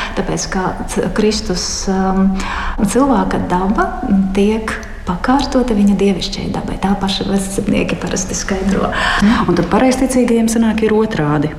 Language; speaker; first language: Latvian; non-native, local second language; Russian